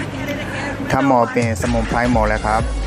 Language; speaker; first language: Thai; non-native, fluent; Burmese